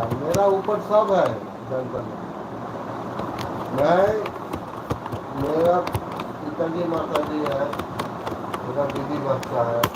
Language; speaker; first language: Hindi; non-native, local second language; Santali